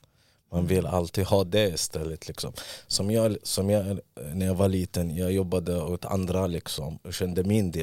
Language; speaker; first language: Swedish; early bilingual, other home language; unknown